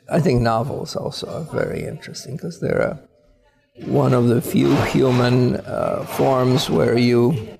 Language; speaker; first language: English; early bilingual, other home language; Polish